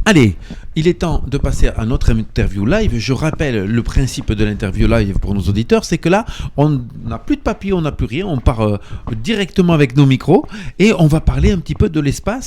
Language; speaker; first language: French; native; French